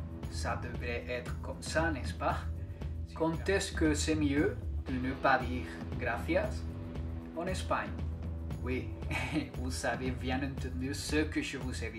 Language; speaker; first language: French; non-native, fluent; Spanish